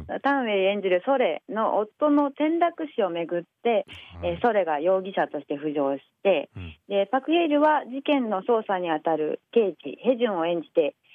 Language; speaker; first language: Japanese; native; Japanese